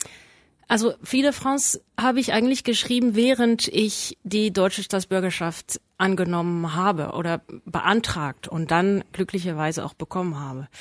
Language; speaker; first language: German; non-native, fluent; French